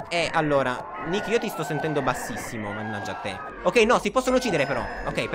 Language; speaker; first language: Italian; native; Italian